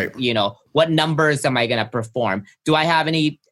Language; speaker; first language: English; non-native, local second language; Filipino